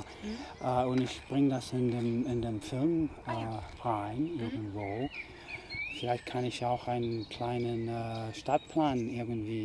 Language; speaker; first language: German; non-native, fluent; English